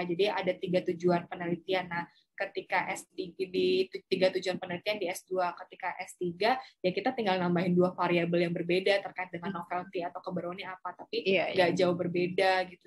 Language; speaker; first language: Indonesian; native; Indonesian